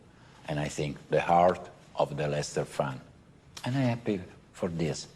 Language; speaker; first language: English; non-native, fluent; Italian